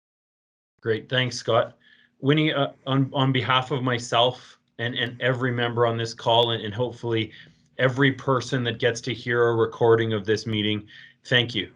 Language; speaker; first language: English; native; English